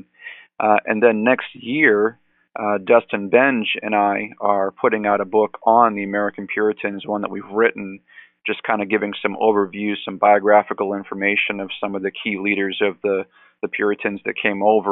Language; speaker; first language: English; native; English